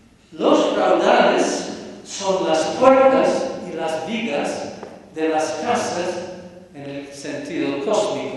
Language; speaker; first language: Spanish; non-native, fluent; English